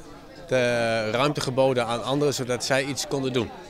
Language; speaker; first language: Dutch; native; Dutch